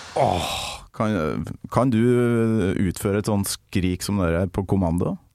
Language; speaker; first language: Norwegian; native; Norwegian